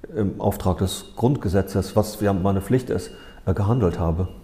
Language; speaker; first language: German; native; German